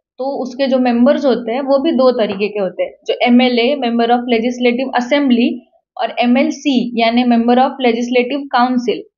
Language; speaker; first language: Hindi; non-native, local second language; Marathi